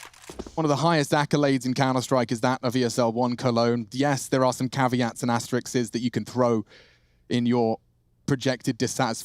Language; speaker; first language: English; native; English